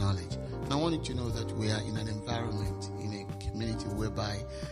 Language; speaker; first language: English; non-native, local second language; Yoruba